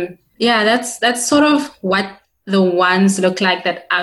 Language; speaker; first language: English; non-native, local second language; Tswana